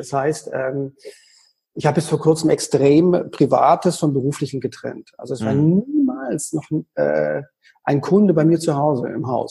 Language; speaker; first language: German; native; German